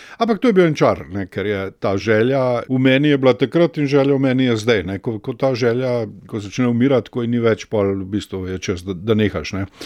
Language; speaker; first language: Slovenian; native; Slovenian